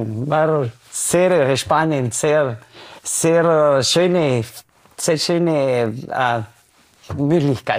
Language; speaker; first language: German; non-native, fluent; Spanish